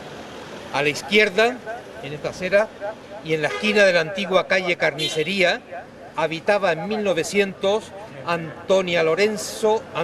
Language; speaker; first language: Spanish; native; Spanish